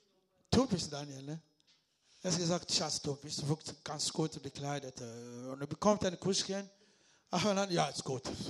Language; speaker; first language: German; non-native, learner; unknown